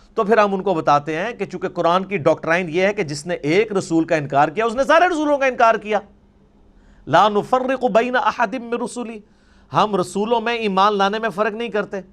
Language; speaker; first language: Urdu; non-native, local second language; Punjabi